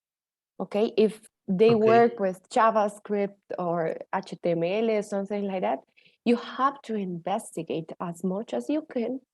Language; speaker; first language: English; non-native, fluent; Spanish